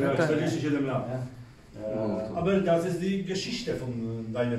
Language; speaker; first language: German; non-native, learner; Polish